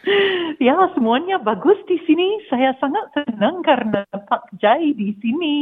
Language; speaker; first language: Indonesian; non-native, learner; English